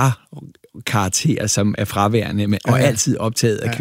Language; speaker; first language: Danish; native; Danish